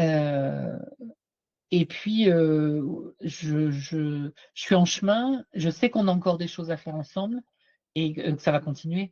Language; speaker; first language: French; native; French